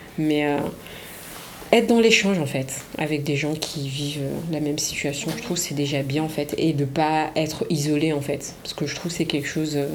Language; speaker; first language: French; early bilingual, other home language; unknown